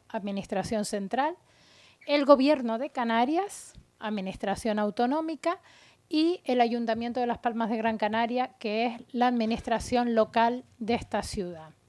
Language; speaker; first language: Spanish; native; Spanish